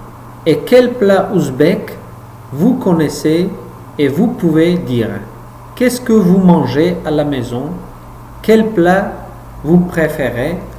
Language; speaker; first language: French; non-native, fluent; Uzbek